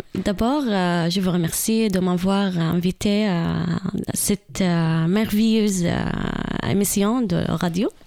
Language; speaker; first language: French; non-native, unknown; Arabic